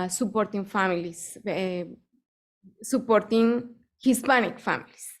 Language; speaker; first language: English; non-native, fluent; Spanish